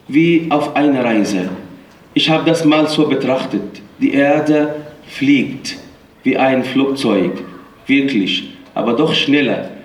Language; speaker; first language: German; non-native, fluent; Arabic